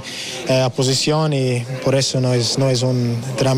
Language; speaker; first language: Spanish; non-native, learner; English